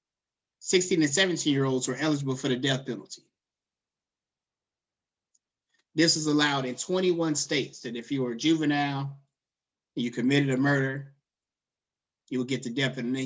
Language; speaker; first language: English; native; English